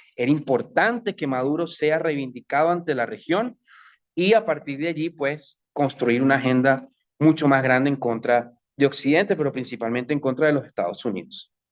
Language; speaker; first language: Spanish; native; Spanish